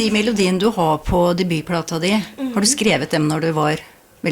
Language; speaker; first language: Norwegian; native; Norwegian